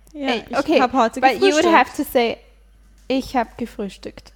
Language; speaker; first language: German; native; German